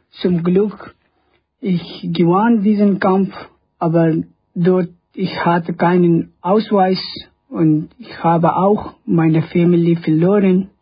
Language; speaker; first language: German; non-native, learner; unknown